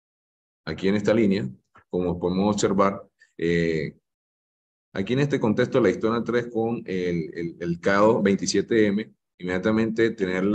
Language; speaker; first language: Spanish; native; Spanish